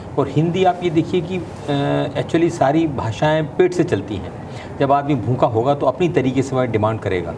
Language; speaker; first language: Hindi; native; Hindi